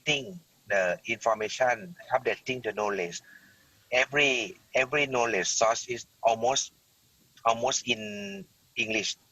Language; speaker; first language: English; non-native, learner; Thai